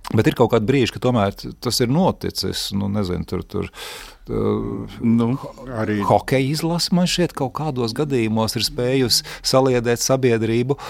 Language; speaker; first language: Latvian; native; Latvian